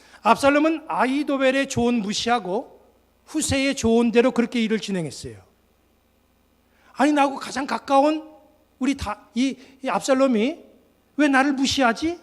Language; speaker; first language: Korean; native; Korean